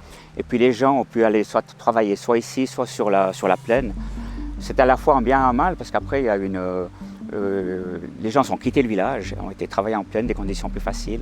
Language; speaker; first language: French; native; French